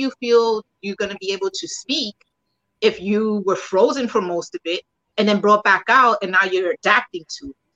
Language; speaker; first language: English; early bilingual, other home language; Spanish